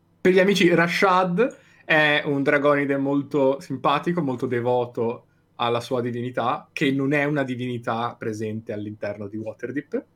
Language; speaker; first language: Italian; native; Italian